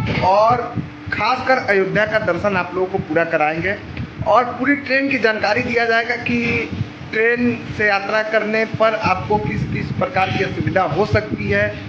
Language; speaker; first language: Hindi; native; Hindi